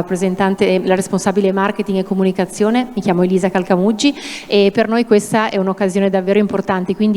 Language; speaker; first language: Italian; native; Italian